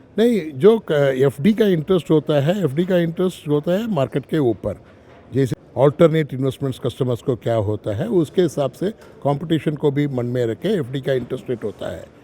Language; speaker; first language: Hindi; non-native, local second language; Tamil